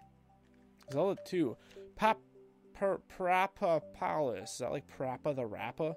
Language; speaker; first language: English; native; English